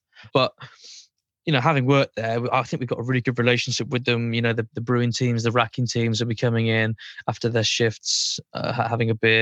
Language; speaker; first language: English; native; English